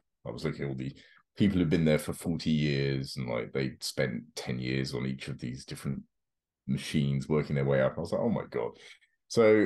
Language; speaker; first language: English; native; English